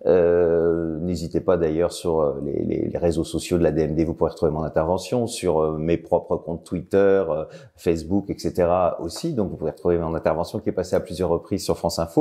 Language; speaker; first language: French; native; French